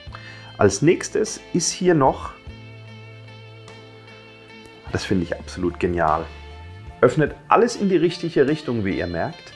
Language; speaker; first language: German; native; German